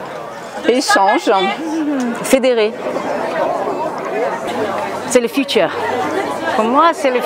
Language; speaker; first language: French; non-native, fluent; English